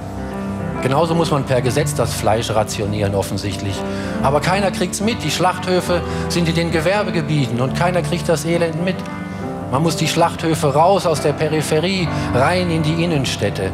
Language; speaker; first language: German; native; German